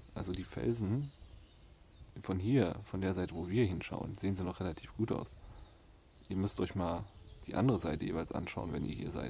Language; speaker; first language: German; native; German